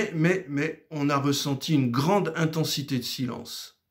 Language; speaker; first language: French; native; French